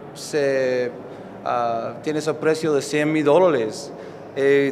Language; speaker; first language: Spanish; non-native, learner; English